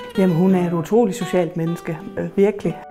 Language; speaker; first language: Danish; native; Danish